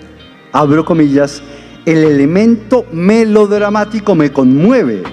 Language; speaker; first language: Spanish; native; Spanish